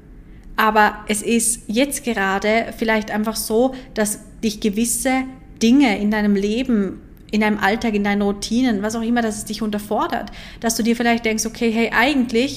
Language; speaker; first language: German; native; German